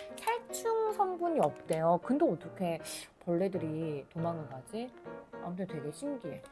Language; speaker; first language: Korean; native; Korean